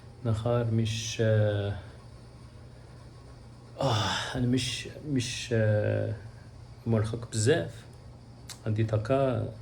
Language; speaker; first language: Arabic; non-native, learner; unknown